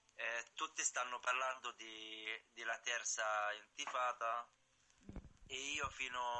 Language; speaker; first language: Italian; non-native, learner; Arabic